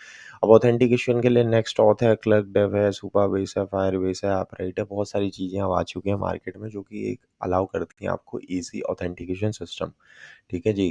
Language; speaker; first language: Hindi; native; Hindi